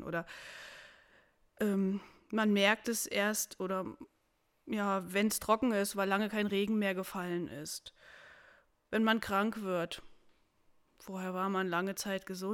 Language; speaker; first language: German; native; German